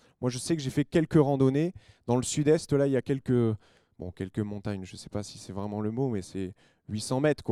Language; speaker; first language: French; native; French